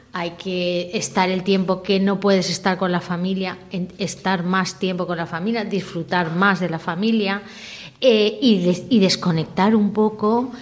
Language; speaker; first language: Spanish; non-native, local second language; Catalan